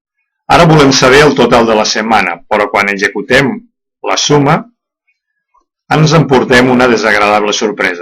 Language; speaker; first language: Catalan; native; Catalan